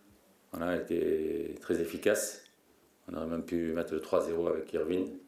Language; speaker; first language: French; native; French